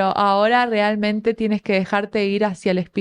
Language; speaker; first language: Spanish; native; Spanish